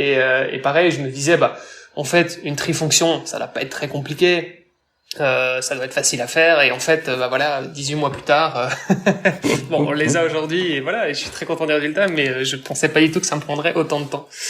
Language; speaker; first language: French; native; French